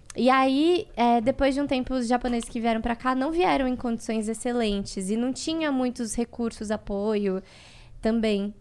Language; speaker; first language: Portuguese; native; Portuguese